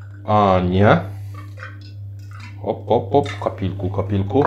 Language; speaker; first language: Russian; non-native, learner; Turkish